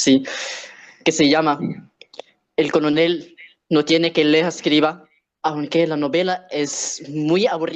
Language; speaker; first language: Spanish; non-native, learner; Arabic